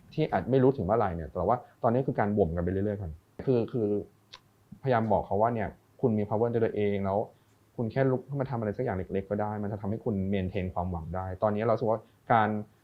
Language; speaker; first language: Thai; native; Thai